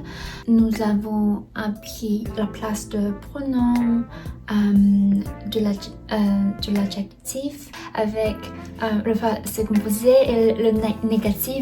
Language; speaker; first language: French; non-native, learner; Chinese